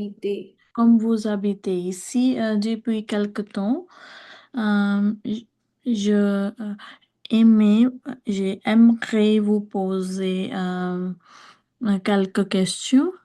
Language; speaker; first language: French; non-native, learner; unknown